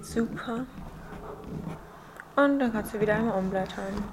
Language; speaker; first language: German; native; German